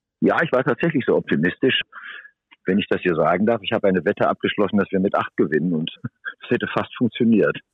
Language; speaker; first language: German; native; German